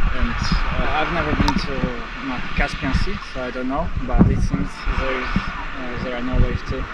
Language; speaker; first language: English; non-native, fluent; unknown